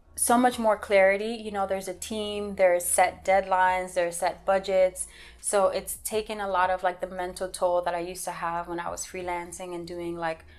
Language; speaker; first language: English; native; English